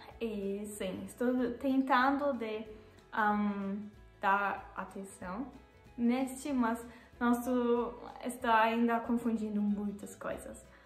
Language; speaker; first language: Portuguese; non-native, learner; German